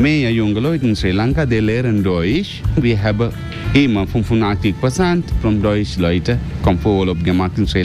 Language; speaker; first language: German; non-native, learner; Sinhala